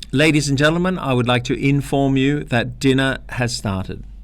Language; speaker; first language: English; native; English